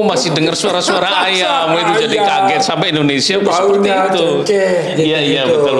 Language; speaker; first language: Indonesian; native; Indonesian